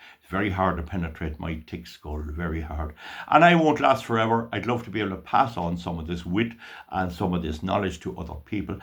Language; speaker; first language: English; native; English